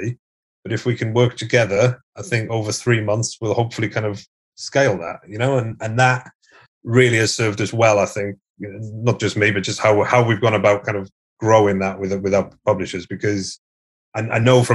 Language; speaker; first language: English; native; English